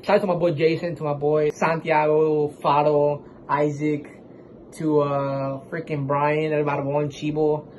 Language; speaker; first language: English; early bilingual, other home language; Spanish